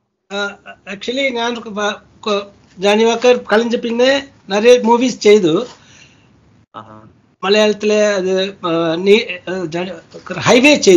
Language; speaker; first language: Malayalam; non-native, learner; Tamil